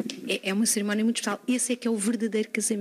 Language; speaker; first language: Portuguese; native; Portuguese